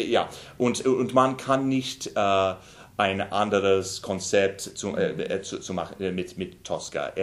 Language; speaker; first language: German; non-native, learner; English